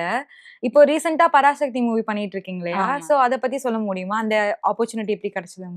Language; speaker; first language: Tamil; native; Tamil